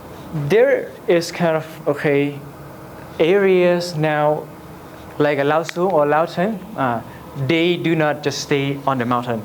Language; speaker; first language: English; non-native, learner; Lao